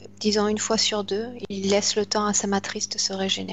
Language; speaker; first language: French; native; French